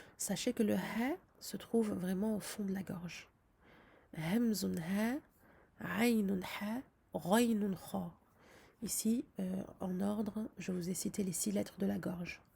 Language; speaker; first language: French; native; French